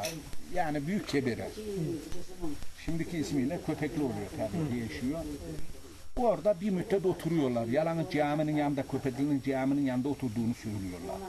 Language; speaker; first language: Turkish; native; Turkish